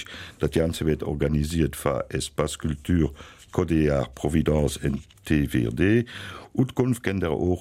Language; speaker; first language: German; native; German